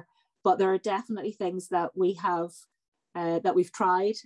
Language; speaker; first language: English; native; English